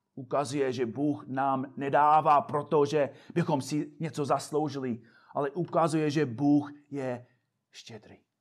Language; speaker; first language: Czech; non-native, fluent; English